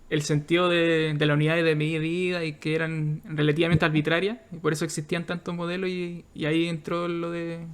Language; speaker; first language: Spanish; native; Spanish